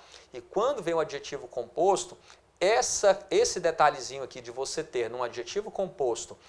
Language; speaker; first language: Portuguese; native; Portuguese